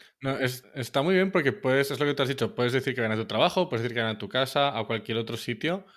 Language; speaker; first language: Spanish; native; Spanish